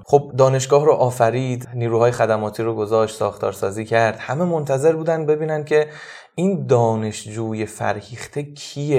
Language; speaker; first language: Persian; native; Persian